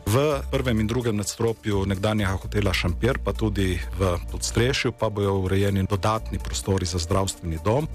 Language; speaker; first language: Slovenian; native; Slovenian